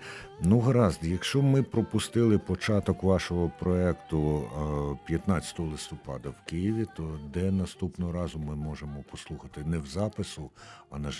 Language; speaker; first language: Ukrainian; native; Ukrainian